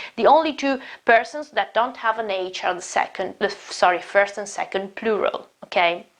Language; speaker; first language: English; non-native, fluent; Italian